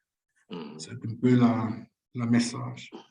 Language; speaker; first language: French; non-native, fluent; Spanish